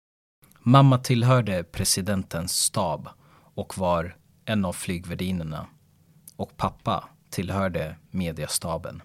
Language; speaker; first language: Swedish; early bilingual, other home language; Lingala